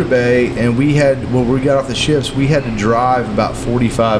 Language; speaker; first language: English; native; English